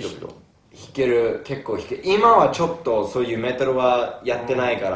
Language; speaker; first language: Japanese; non-native, fluent; English